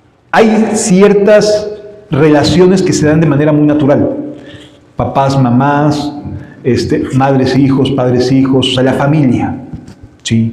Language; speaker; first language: Spanish; native; Spanish